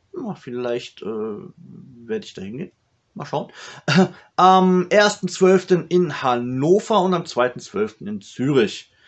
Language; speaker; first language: German; native; German